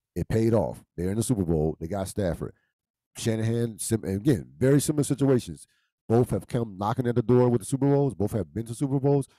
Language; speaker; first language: English; native; English